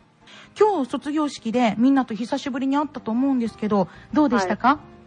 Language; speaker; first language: Japanese; native; Japanese